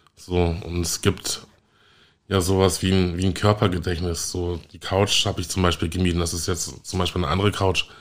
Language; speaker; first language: German; native; German